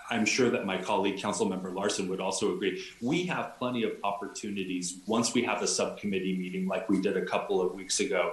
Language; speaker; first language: English; native; English